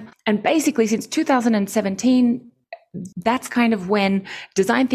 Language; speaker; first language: English; native; English